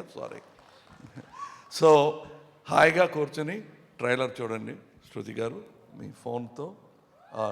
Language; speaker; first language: Telugu; non-native, local second language; Tamil